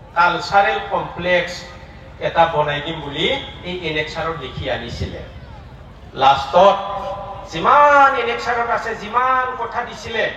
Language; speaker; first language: Assamese; non-native, local second language; Bodo